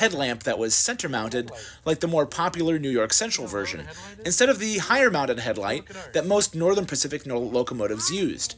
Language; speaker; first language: English; native; English